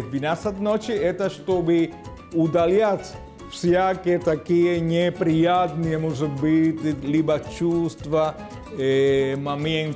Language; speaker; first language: Russian; non-native, fluent; Spanish